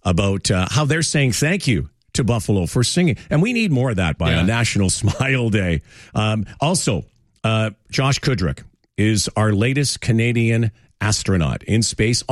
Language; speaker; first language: English; native; English